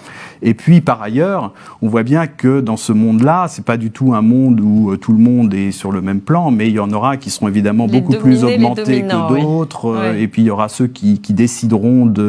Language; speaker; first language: French; native; French